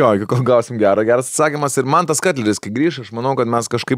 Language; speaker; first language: Lithuanian; native; Lithuanian